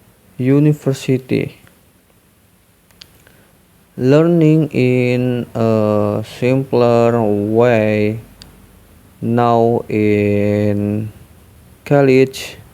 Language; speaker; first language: English; non-native, learner; Indonesian